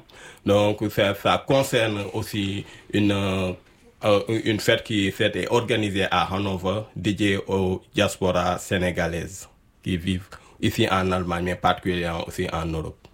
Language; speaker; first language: French; non-native, local second language; Wolof